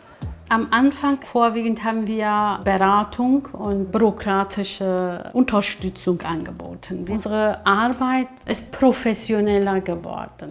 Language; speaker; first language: German; non-native, fluent; Kurdish